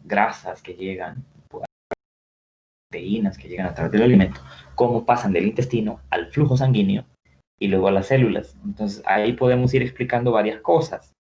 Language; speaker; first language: Spanish; native; Spanish